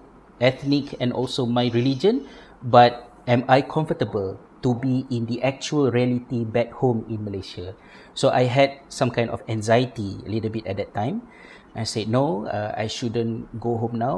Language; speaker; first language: English; non-native, local second language; Malay